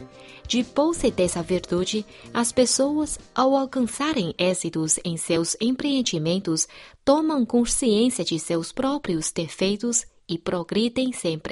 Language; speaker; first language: Portuguese; non-native, fluent; Chinese